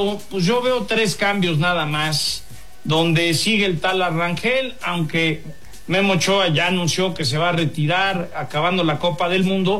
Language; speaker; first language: Spanish; native; Spanish